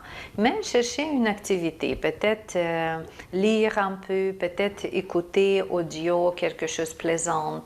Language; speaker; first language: French; non-native, fluent; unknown